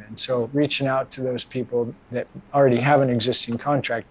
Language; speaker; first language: English; native; English